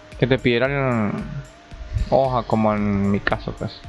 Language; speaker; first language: Spanish; native; Spanish